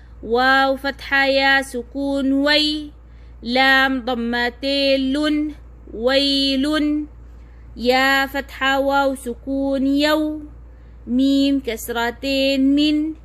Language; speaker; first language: Arabic; non-native, fluent; Oromo